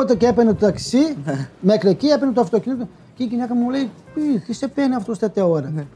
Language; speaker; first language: Greek; non-native, fluent; Portuguese